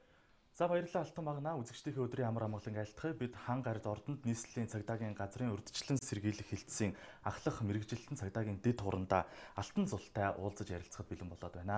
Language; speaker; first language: Mongolian; native; Mongolian